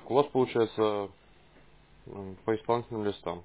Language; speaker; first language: Russian; native; Russian